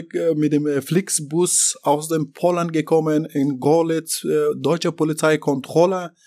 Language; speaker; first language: German; non-native, learner; Persian